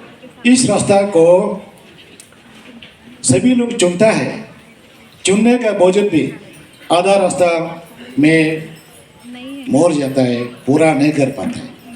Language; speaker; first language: Hindi; non-native, local second language; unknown